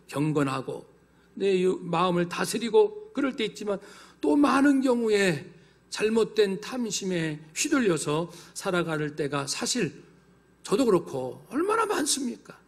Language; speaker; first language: Korean; native; Korean